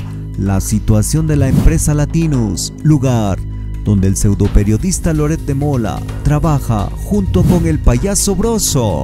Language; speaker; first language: Spanish; native; Spanish